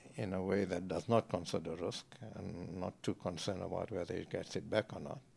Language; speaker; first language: English; native; English